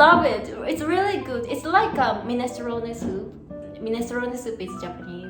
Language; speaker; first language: English; non-native, learner; Japanese